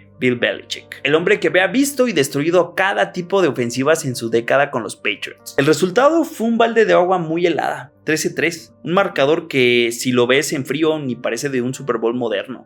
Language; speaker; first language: Spanish; native; Spanish